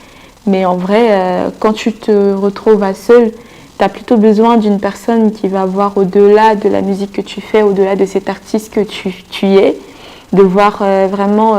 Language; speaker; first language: French; non-native, local second language; Sango